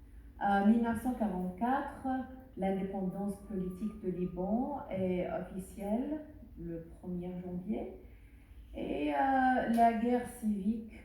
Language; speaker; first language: French; non-native, learner; Arabic